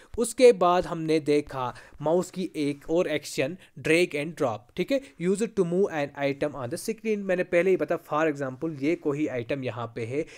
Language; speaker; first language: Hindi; non-native, local second language; Kashmiri